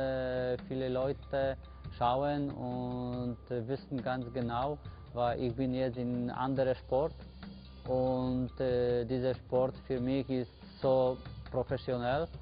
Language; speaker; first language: German; non-native, learner; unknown